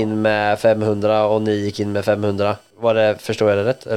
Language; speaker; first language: Swedish; native; Swedish